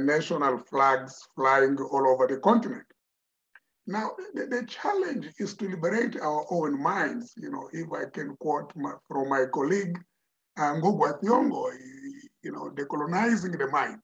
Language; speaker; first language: English; non-native, fluent; Tsonga